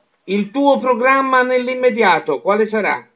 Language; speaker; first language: Italian; native; Italian